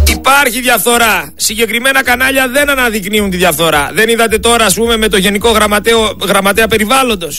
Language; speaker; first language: Greek; native; Greek